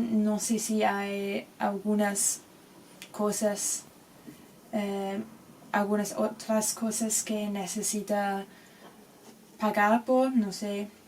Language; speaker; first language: Spanish; non-native, learner; English